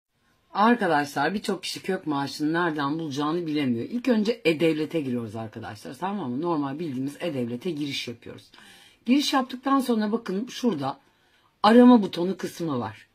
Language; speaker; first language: Turkish; native; Turkish